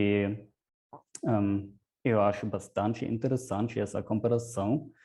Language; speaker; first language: Portuguese; non-native, fluent; German